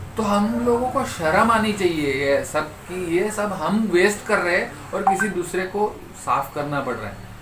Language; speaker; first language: Hindi; non-native, local second language; Marathi